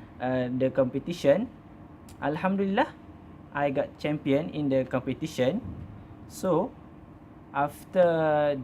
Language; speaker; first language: English; non-native, learner; Malay